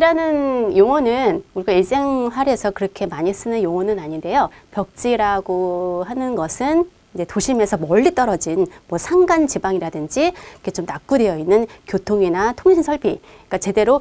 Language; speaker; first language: Korean; native; Korean